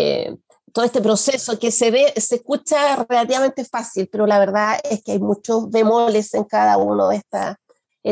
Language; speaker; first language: Spanish; native; Spanish